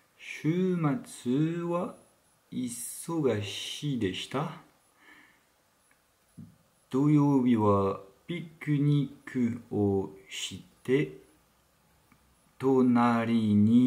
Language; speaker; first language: Japanese; non-native, learner; French